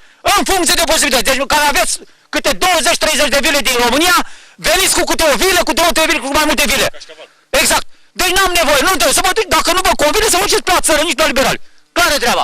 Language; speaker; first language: Romanian; native; Romanian